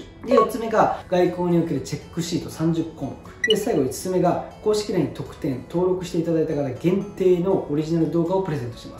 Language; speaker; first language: Japanese; native; Japanese